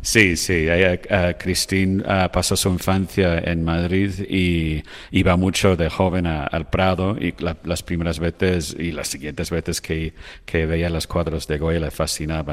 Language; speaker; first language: Spanish; non-native, fluent; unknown